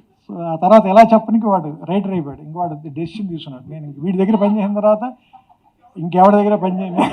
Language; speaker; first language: Telugu; native; Telugu